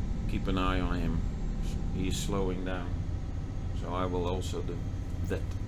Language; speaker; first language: English; non-native, fluent; Dutch